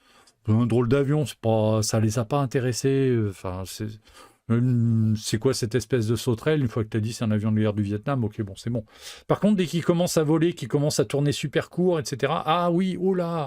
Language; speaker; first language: French; native; French